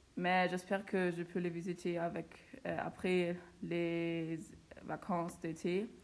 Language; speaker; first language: French; non-native, learner; German